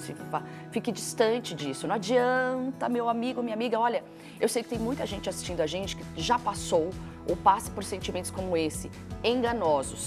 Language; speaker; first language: Portuguese; native; Portuguese